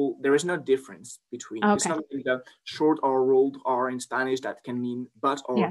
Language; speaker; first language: English; non-native, fluent; French